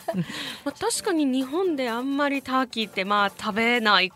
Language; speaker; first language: Japanese; native; Japanese